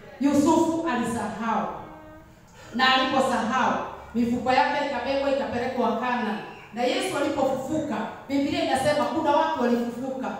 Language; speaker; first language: Swahili; non-native, local second language; Kikuyu